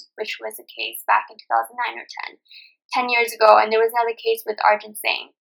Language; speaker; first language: English; non-native, local second language; Nepali